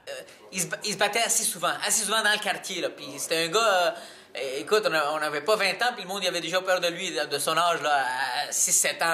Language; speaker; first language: French; native; French